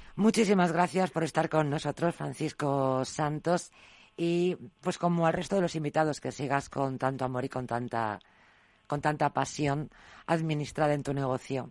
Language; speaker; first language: Spanish; native; Spanish